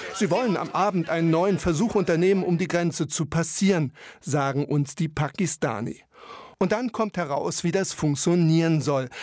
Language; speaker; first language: German; native; German